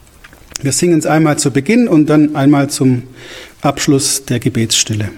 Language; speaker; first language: German; native; German